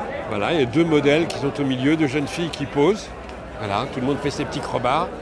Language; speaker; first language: French; native; French